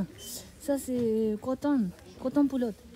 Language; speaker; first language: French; non-native, learner; Tibetan